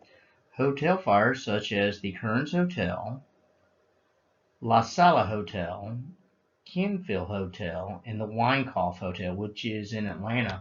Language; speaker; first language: English; native; English